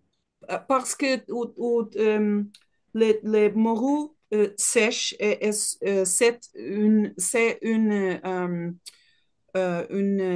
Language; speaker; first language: French; non-native, learner; Portuguese